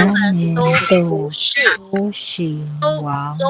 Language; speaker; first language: Chinese; non-native, fluent; Filipino